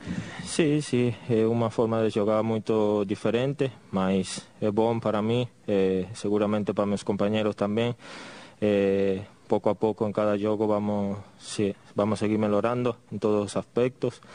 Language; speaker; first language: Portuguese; non-native, fluent; Spanish